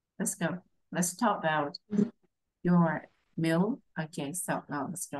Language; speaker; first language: English; non-native, fluent; Vietnamese